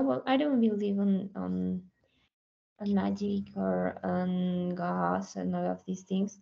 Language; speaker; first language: English; non-native, learner; Spanish